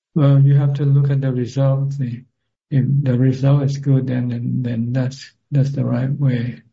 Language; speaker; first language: English; non-native, fluent; Thai